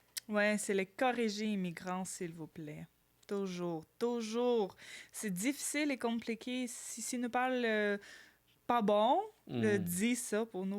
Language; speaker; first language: French; non-native, learner; Ukrainian